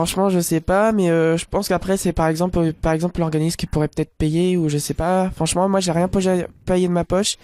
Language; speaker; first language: French; native; French